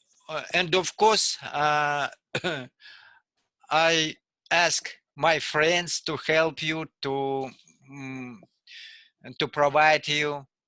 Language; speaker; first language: English; non-native, learner; Russian